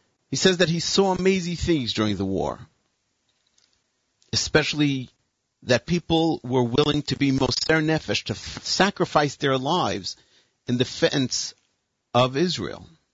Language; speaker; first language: English; native; English